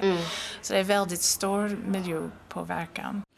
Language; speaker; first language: Swedish; non-native, fluent; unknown